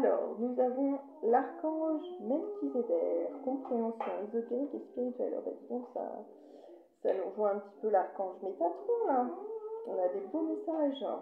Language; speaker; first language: French; native; French